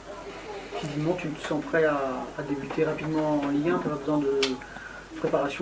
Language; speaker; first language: French; native; French